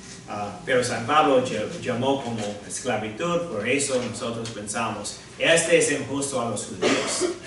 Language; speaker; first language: Spanish; non-native, fluent; English